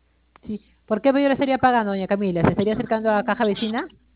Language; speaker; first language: Spanish; native; Spanish